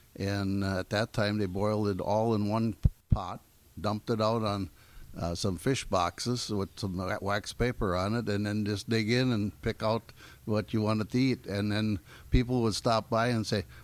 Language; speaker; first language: English; native; English